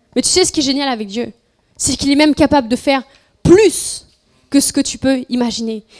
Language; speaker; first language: French; non-native, fluent; Spanish